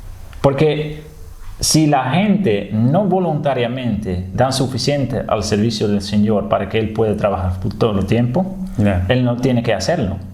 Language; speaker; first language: Spanish; non-native, fluent; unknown